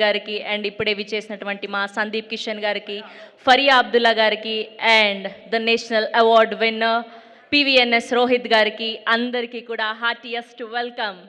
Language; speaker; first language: Telugu; native; Telugu